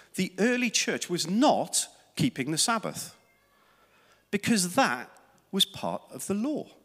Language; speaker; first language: English; native; English